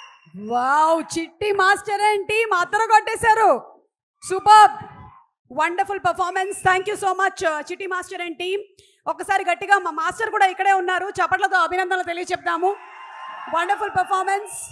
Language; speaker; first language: Telugu; native; Telugu